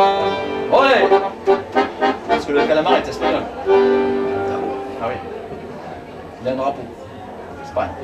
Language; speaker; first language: French; native; French